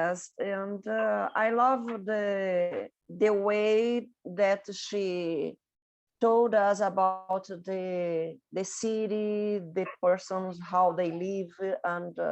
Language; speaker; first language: English; non-native, learner; Portuguese